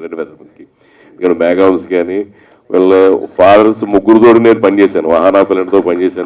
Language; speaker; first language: Telugu; native; Telugu